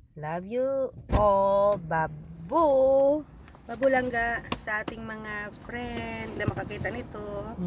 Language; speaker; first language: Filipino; non-native, local second language; Hiligaynon